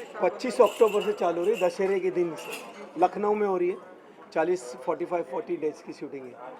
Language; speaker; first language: Hindi; native; Hindi